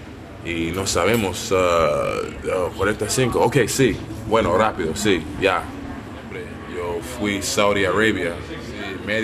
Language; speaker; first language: Spanish; non-native, learner; English